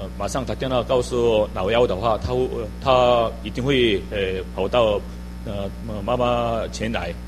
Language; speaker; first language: Chinese; non-native, fluent; Korean